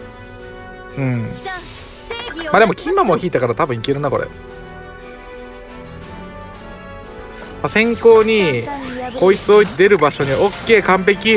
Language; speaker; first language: Japanese; native; Japanese